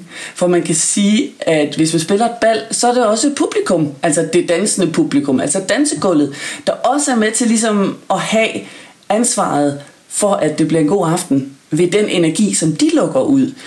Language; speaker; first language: Danish; native; Danish